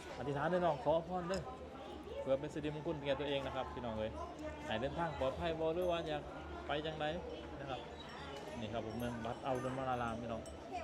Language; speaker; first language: Thai; native; Thai